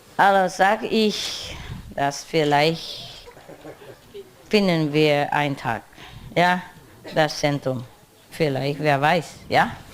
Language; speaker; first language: German; non-native, learner; Vietnamese